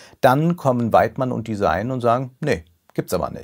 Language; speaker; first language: German; native; German